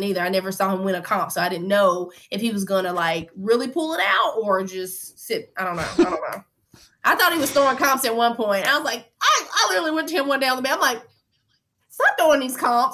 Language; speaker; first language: English; native; English